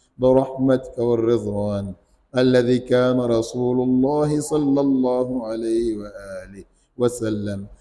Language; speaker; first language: Arabic; non-native, fluent; Ganda